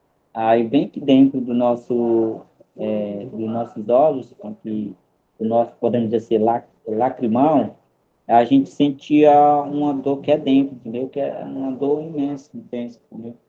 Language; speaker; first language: Portuguese; non-native, local second language; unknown